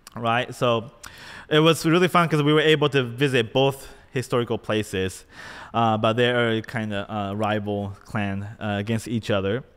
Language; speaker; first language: English; non-native, fluent; Japanese